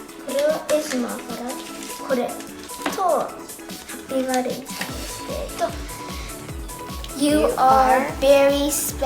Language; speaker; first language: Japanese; early bilingual, heritage; Japanese